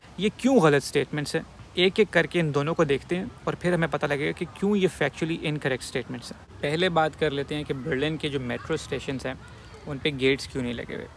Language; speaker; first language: Urdu; native; Urdu